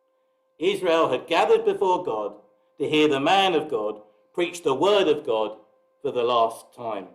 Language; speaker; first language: English; native; English